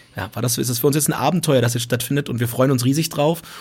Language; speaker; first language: German; native; German